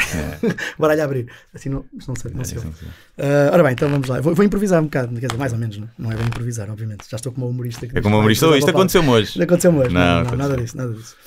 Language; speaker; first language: Portuguese; native; Portuguese